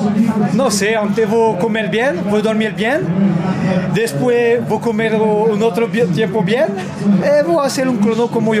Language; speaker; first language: Spanish; non-native, learner; French